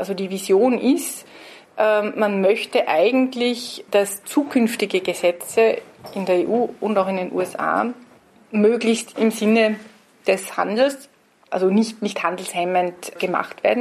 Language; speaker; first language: German; native; German